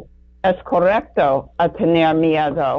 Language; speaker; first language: Spanish; non-native, learner; English